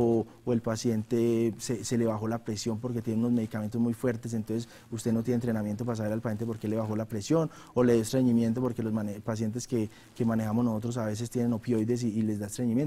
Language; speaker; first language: Spanish; native; Spanish